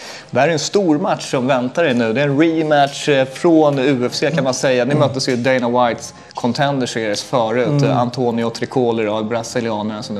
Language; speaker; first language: Swedish; native; Swedish